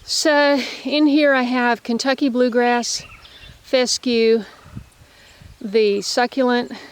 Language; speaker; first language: English; native; English